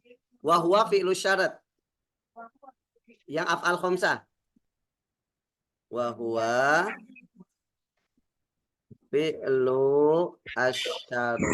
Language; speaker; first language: Arabic; non-native, fluent; Indonesian